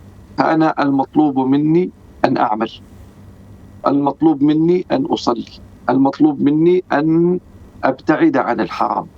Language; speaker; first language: Arabic; native; Arabic